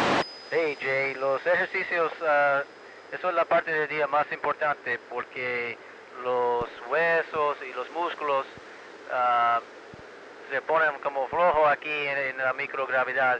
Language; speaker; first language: Spanish; early bilingual, heritage; Spanish